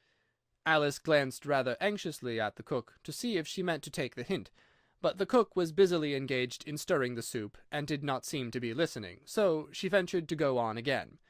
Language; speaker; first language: English; native; English